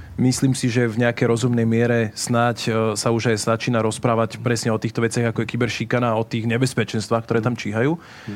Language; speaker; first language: Slovak; native; Slovak